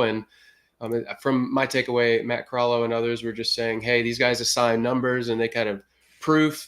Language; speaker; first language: English; native; English